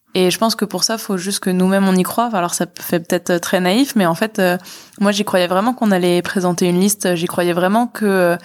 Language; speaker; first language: French; native; French